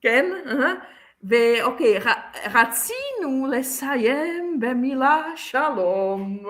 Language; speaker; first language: Hebrew; non-native, fluent; Czech